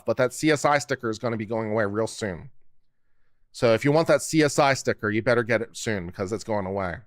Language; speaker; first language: English; native; English